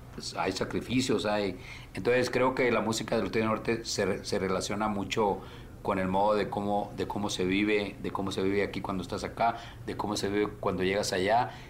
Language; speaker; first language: Spanish; native; Spanish